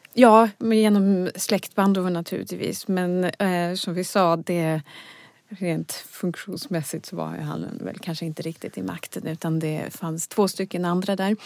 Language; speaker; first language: Swedish; native; Swedish